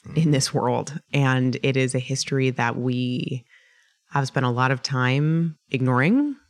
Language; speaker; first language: English; native; English